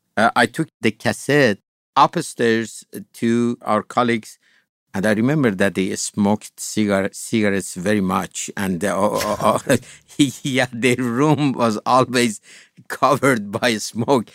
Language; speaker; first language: English; non-native, fluent; Persian